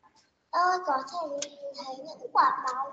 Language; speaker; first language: Vietnamese; native; Vietnamese